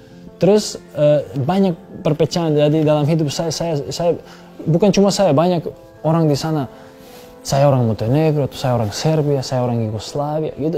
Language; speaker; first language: Indonesian; non-native, fluent; Serbian